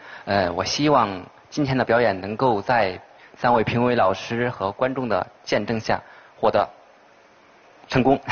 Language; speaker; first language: Chinese; native; Chinese